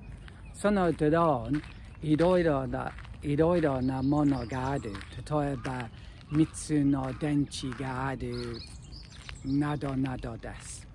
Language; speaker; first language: Japanese; non-native, learner; English